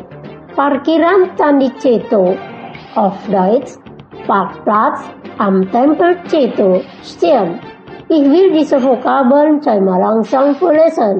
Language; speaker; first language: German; non-native, fluent; Indonesian